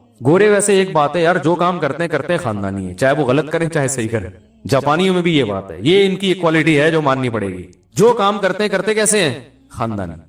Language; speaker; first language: Urdu; native; Urdu